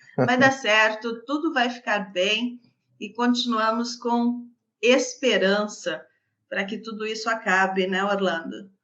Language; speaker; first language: Portuguese; native; Portuguese